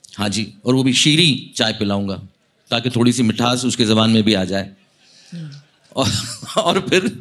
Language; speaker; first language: Hindi; non-native, local second language; Marathi